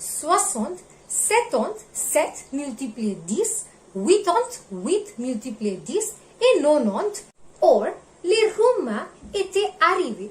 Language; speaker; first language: French; non-native, learner; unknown